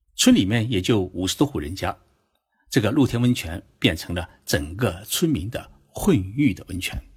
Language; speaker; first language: Chinese; native; Chinese